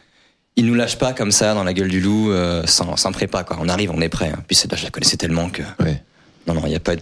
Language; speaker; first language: French; native; French